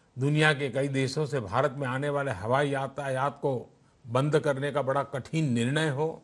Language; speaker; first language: Hindi; non-native, local second language; Gujarati